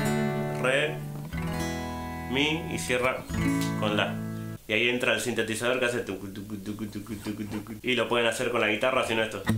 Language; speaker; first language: Spanish; native; Spanish